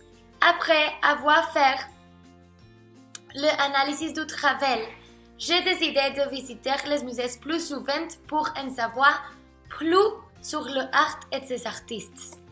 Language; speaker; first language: French; non-native, learner; Spanish